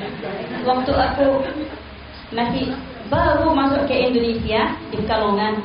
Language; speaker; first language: Indonesian; non-native, learner; Arabic